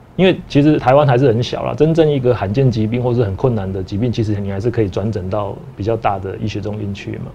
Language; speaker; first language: Chinese; native; Chinese